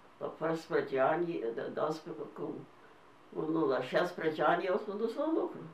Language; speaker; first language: Romanian; early bilingual, heritage; Romanian